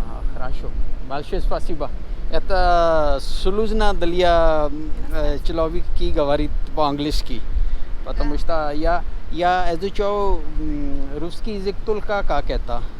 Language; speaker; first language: Russian; non-native, learner; Urdu